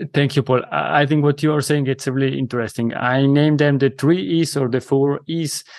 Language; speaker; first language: English; non-native, fluent; Italian